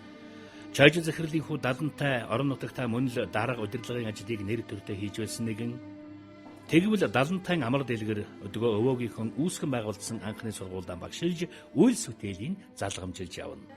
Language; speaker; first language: Mongolian; native; Mongolian